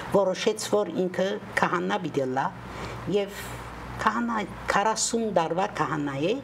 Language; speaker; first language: Armenian; native; Armenian